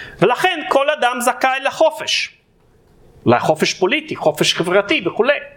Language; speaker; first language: Hebrew; non-native, fluent; Russian